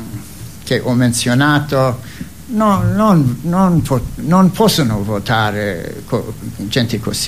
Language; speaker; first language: Italian; non-native, fluent; English